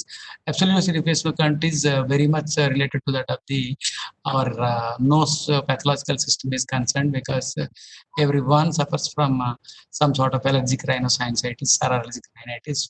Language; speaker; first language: English; non-native, local second language; Telugu